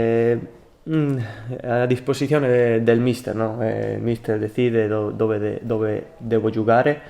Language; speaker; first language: Italian; non-native, learner; Spanish